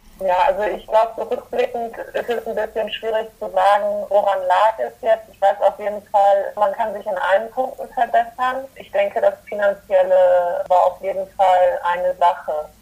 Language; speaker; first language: German; early bilingual, other home language; Polish